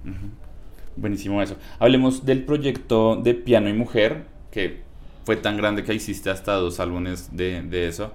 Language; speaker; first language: Spanish; native; Spanish